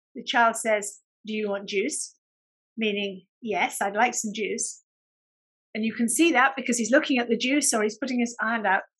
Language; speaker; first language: English; native; English